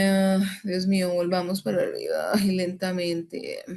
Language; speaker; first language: Spanish; native; Spanish